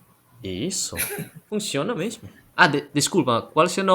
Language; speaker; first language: Portuguese; non-native, learner; Indonesian